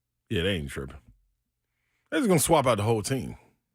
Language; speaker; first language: English; native; English